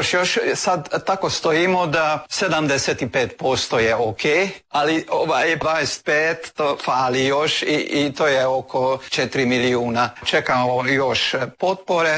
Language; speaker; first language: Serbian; early bilingual, heritage; Serbian